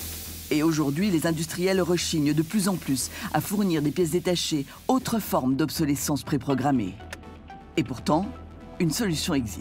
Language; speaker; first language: French; native; French